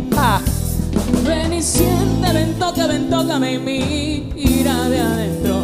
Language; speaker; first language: Spanish; native; Spanish